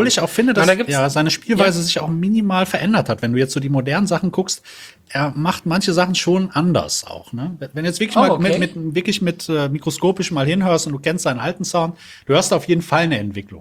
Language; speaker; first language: German; native; German